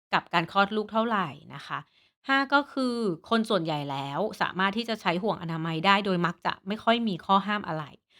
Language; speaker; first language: Thai; native; Thai